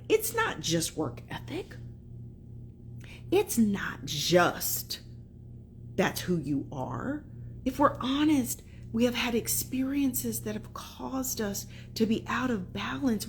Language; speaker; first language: English; native; English